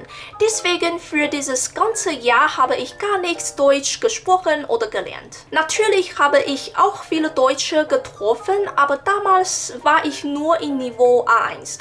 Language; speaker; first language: German; non-native, learner; Chinese